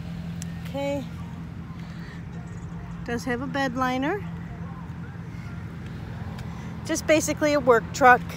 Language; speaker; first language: English; native; English